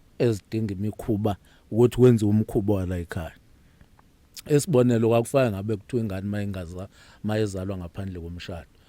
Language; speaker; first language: Zulu; native; Zulu